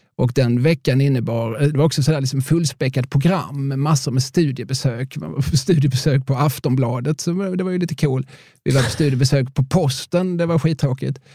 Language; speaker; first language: Swedish; native; Swedish